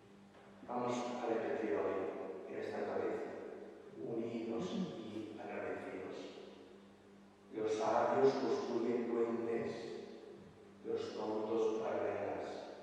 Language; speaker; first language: Spanish; non-native, fluent; Italian